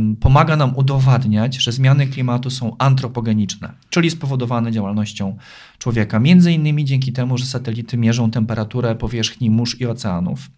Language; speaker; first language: Polish; native; Polish